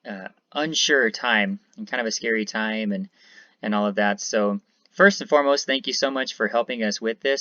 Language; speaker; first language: English; native; English